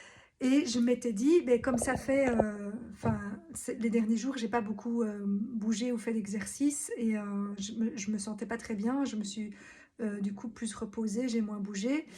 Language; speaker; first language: French; native; French